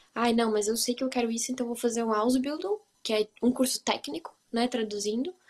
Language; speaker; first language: Portuguese; native; Portuguese